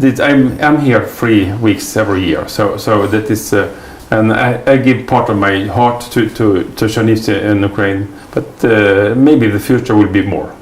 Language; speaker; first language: English; non-native, fluent; Swedish